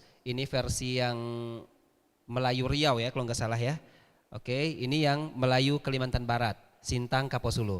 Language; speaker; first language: Malay; native; Malay